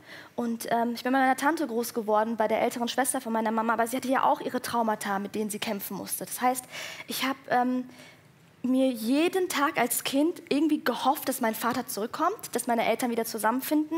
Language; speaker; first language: German; early bilingual, other home language; Persian